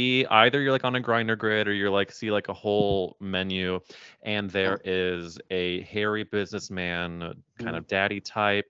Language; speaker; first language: English; native; English